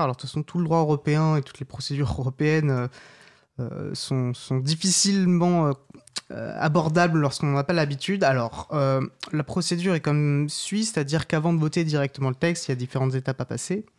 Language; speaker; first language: French; native; French